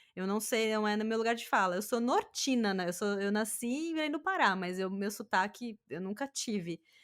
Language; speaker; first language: Portuguese; native; Portuguese